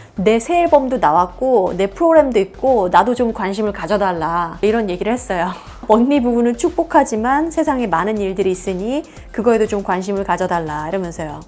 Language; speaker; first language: Korean; native; Korean